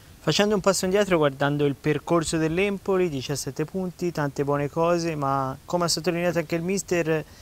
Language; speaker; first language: Italian; native; Italian